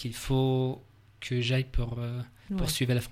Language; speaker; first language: French; non-native, learner; English